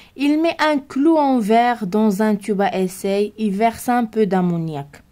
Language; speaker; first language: French; non-native, local second language; Arabic